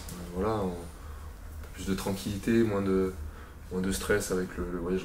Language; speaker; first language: French; native; French